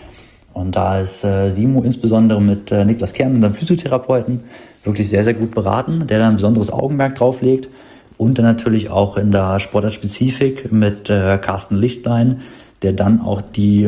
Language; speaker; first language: German; native; German